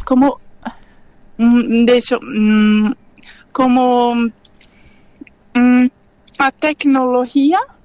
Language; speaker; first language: Spanish; non-native, learner; Portuguese